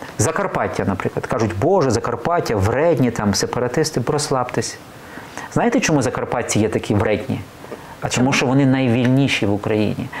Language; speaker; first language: Ukrainian; native; Ukrainian